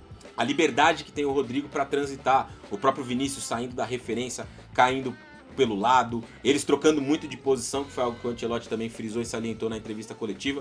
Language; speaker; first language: Portuguese; native; Portuguese